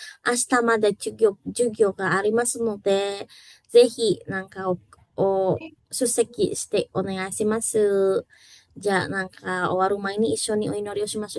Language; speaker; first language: Japanese; non-native, fluent; Indonesian